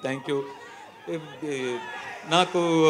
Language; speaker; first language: Telugu; non-native, learner; Tamil